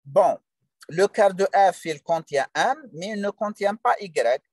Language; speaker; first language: French; non-native, local second language; Arabic